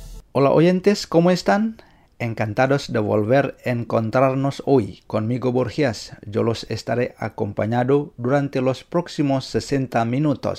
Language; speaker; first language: Spanish; non-native, fluent; Indonesian